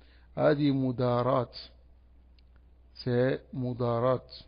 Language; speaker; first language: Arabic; non-native, fluent; French